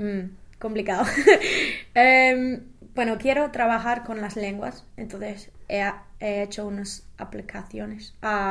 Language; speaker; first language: Spanish; non-native, fluent; English